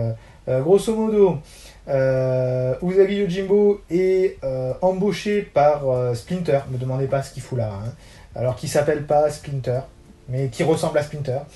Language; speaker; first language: French; native; French